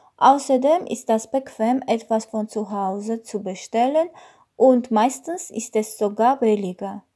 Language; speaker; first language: German; non-native, learner; Armenian